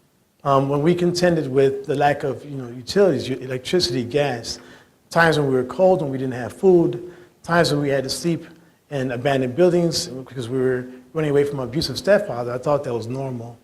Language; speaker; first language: English; native; English